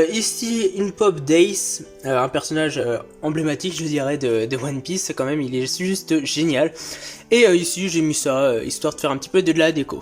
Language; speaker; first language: French; native; French